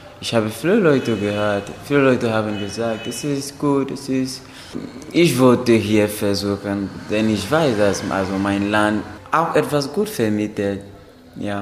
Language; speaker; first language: German; non-native, learner; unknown